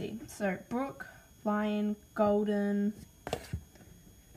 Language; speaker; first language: English; native; English